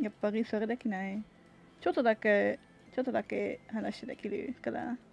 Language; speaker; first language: Japanese; non-native, learner; Dutch